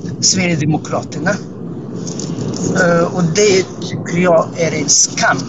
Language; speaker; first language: Swedish; non-native, fluent; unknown